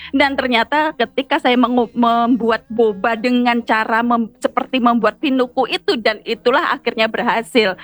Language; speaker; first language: Indonesian; native; Indonesian